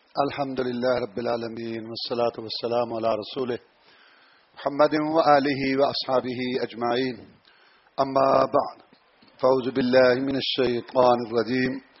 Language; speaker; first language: Urdu; non-native, local second language; Punjabi